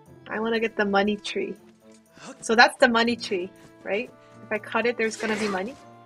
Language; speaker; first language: English; non-native, fluent; Korean